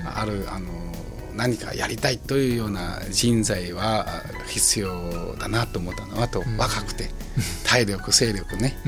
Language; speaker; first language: Japanese; non-native, fluent; Chinese